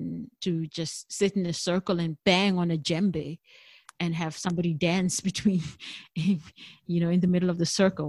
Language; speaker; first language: English; non-native, local second language; Northern Sotho